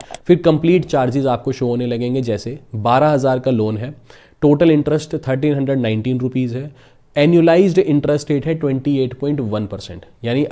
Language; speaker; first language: Hindi; native; Hindi